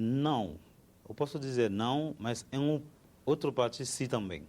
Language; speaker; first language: Portuguese; non-native, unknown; Haitian Creole